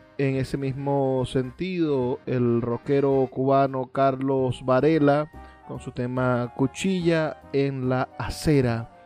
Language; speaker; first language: Spanish; native; Spanish